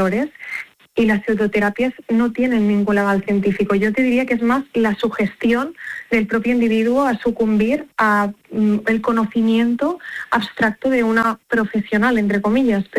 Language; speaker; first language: Spanish; native; Spanish